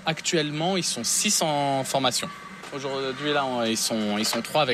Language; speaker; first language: French; native; French